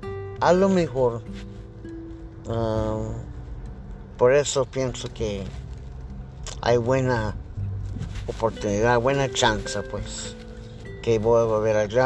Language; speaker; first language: Spanish; early bilingual, heritage; English